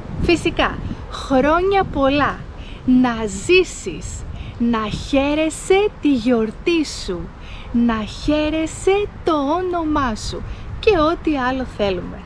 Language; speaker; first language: Greek; native; Greek